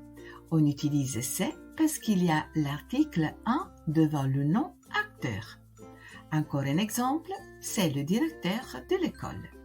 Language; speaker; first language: French; non-native, fluent; Italian